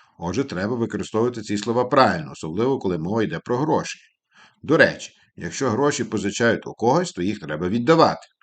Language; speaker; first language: Ukrainian; native; Ukrainian